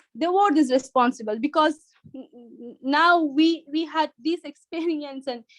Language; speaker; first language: English; non-native, learner; Persian